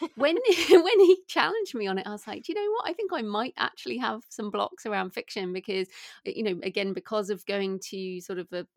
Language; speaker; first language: English; native; English